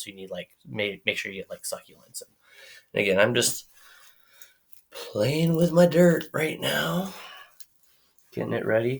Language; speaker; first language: English; native; English